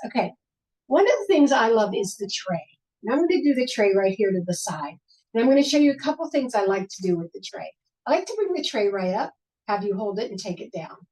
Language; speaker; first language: English; native; English